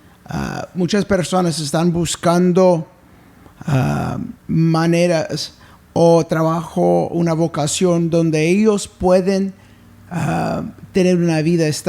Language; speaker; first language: Spanish; early bilingual, heritage; English